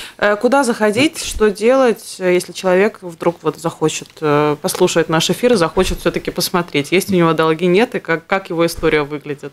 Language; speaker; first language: Russian; native; Russian